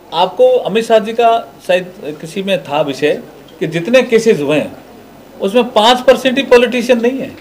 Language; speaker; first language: Hindi; native; Hindi